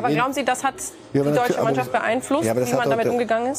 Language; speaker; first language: German; native; German